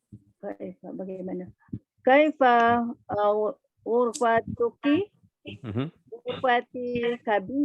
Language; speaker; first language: Arabic; non-native, learner; Malay